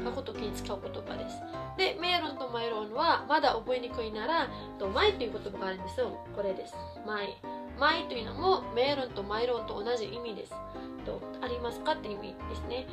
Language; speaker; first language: Japanese; non-native, fluent; Filipino